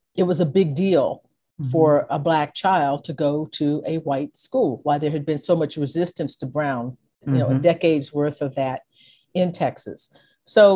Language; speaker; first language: English; native; English